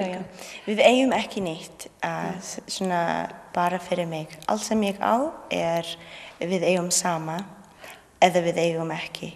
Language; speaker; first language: Icelandic; non-native, learner; English